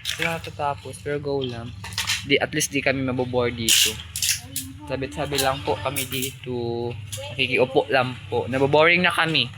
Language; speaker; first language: Filipino; non-native, local second language; Cebuano